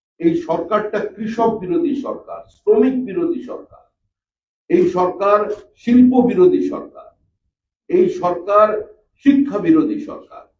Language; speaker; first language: Bangla; native; Bangla